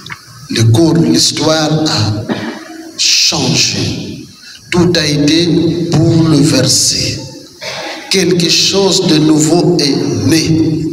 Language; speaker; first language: French; non-native, local second language; Kituba (Democratic Republic of Congo)